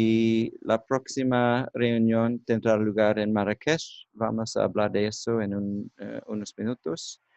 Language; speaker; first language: Spanish; non-native, learner; English